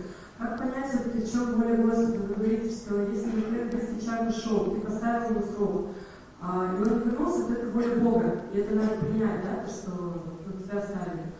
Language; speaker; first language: Russian; native; Russian